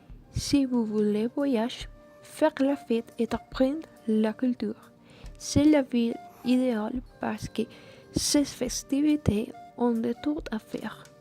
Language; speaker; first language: French; non-native, learner; Spanish